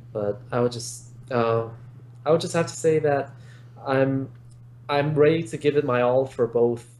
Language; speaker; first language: English; native; English